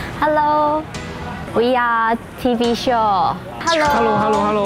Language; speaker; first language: English; non-native, learner; Chinese